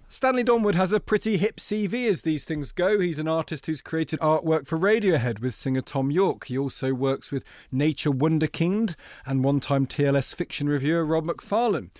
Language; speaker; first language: English; native; English